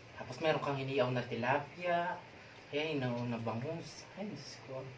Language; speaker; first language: Filipino; native; Filipino